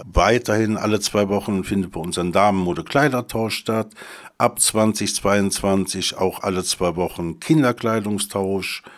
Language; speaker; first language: German; native; German